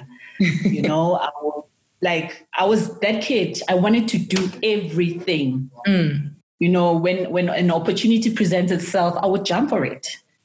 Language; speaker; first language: English; non-native, local second language; Zulu